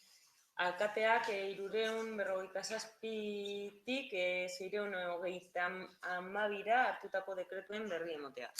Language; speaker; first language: Basque; native; Basque